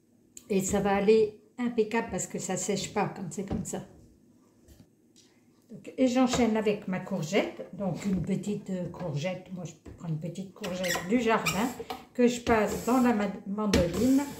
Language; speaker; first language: French; native; French